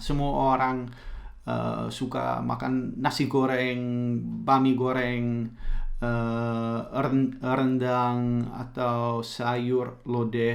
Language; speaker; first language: Indonesian; early bilingual, heritage; Dutch